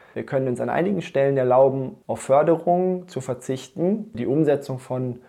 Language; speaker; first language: German; native; German